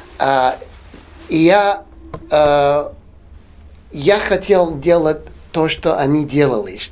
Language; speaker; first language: Russian; non-native, fluent; English